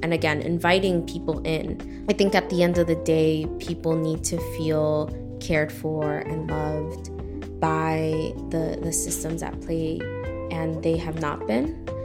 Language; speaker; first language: English; early bilingual, other home language; Spanish